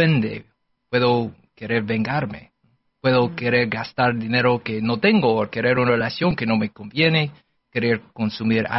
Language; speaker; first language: Spanish; non-native, fluent; English